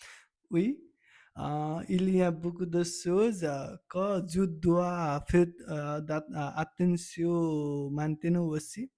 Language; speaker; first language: French; non-native, learner; Nepali